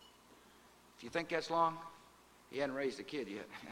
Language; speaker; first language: English; native; English